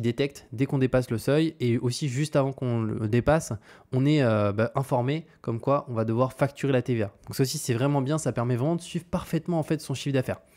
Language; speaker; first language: French; native; French